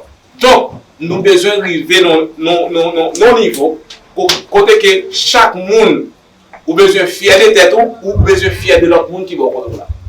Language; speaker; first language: French; non-native, learner; Haitian Creole